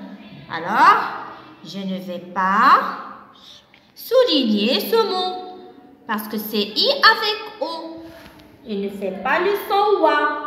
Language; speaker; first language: French; non-native, local second language; Arabic